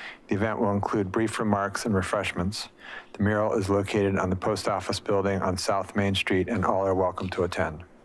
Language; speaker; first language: English; native; English